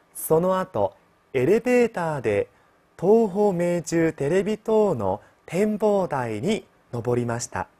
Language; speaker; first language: Japanese; non-native, fluent; Chinese